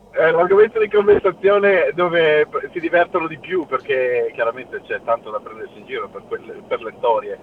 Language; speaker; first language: Italian; native; Italian